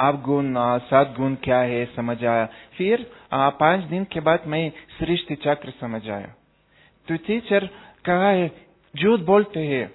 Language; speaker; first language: Hindi; non-native, learner; Russian